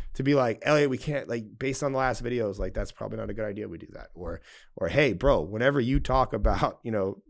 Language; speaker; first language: English; native; English